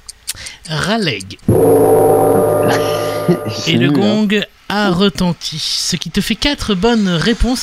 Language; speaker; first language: French; native; French